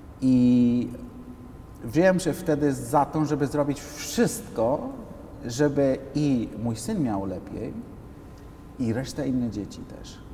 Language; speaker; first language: Polish; non-native, fluent; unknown